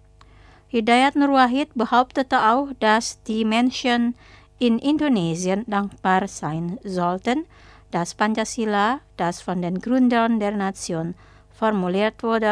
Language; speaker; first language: German; non-native, fluent; Indonesian